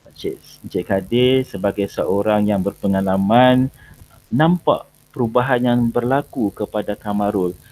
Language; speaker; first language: Malay; native; Malay